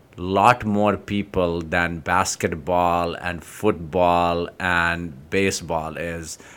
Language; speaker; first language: English; non-native, local second language; Kashmiri